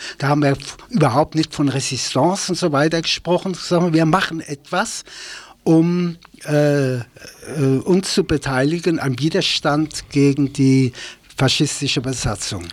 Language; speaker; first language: German; native; German